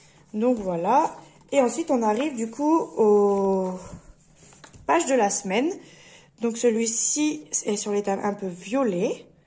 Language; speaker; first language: French; native; French